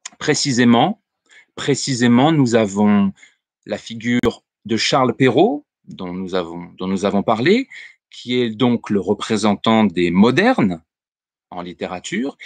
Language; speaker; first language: French; native; French